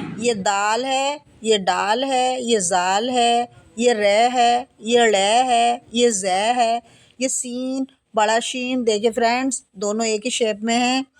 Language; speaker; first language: Hindi; native; Hindi